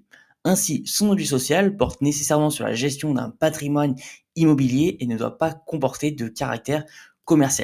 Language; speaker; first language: French; native; French